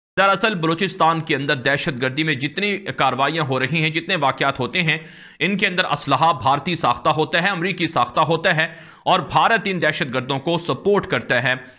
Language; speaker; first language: Urdu; native; Urdu